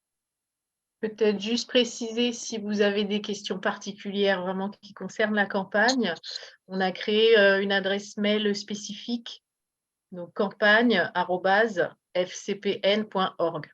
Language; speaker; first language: French; native; French